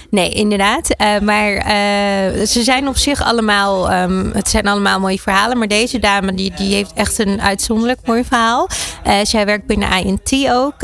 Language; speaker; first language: Dutch; early bilingual, other home language; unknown